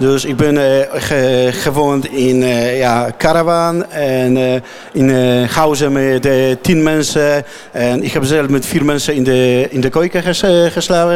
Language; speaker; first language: Dutch; non-native, learner; Polish